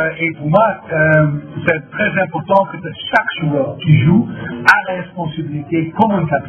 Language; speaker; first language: French; non-native, fluent; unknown